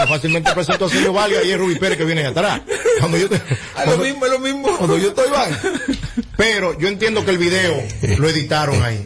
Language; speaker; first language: Spanish; native; Spanish